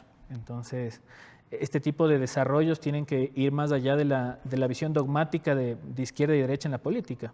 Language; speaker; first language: Spanish; native; Spanish